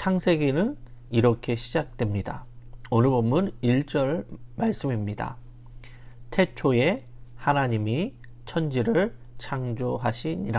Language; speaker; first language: Korean; native; Korean